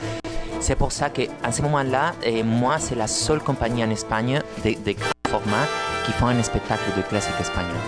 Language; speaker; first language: French; non-native, fluent; Spanish